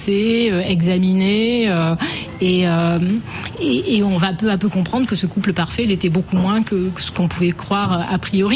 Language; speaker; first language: French; native; French